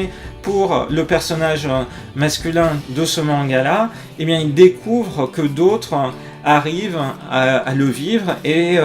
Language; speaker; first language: French; native; French